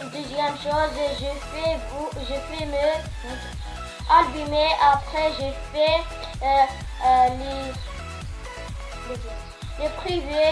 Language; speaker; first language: French; non-native, learner; Arabic